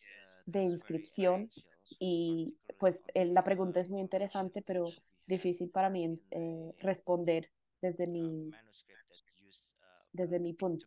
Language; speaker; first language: Spanish; non-native, fluent; Indonesian